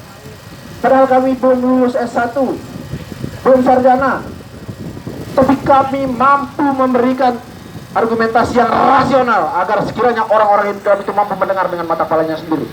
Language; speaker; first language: Indonesian; native; Indonesian